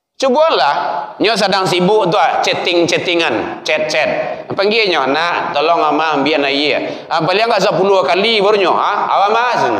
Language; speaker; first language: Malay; non-native, local second language; Minangkabau